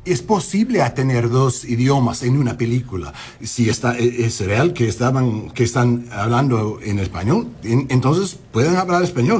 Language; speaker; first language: Spanish; non-native, learner; English